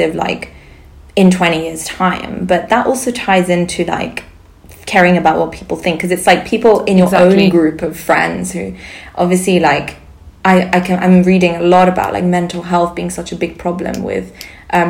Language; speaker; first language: English; non-native, fluent; Sindhi